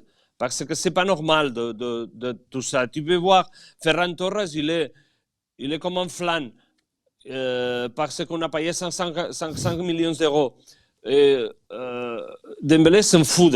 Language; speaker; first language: French; non-native, fluent; Catalan